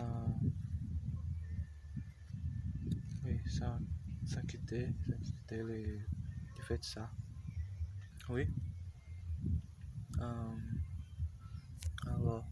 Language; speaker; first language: French; non-native, learner; Portuguese